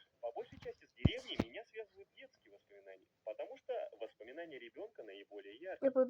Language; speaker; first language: Russian; native; Russian